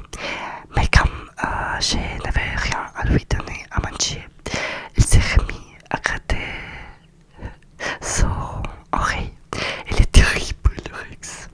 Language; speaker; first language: French; non-native, learner; Russian